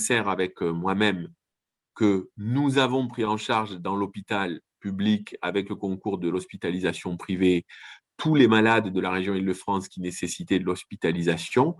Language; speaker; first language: French; native; French